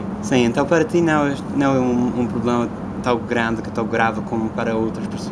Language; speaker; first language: Portuguese; non-native, fluent; English